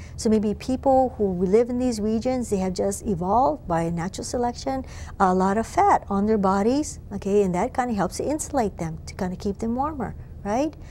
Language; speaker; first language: English; native; English